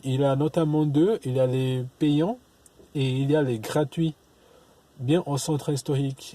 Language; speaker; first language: French; non-native, learner; Portuguese